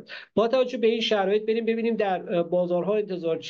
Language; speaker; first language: Persian; native; Persian